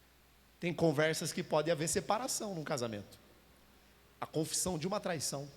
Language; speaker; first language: Portuguese; native; Portuguese